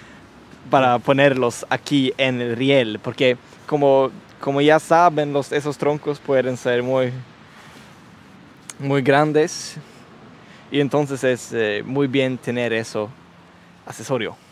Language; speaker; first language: Spanish; non-native, learner; Swedish